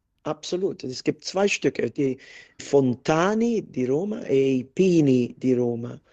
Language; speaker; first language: German; non-native, fluent; English